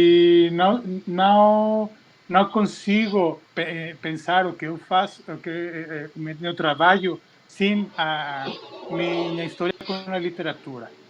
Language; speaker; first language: Portuguese; non-native, fluent; Spanish